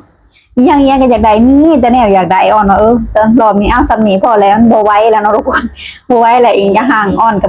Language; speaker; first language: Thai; non-native, local second language; Lao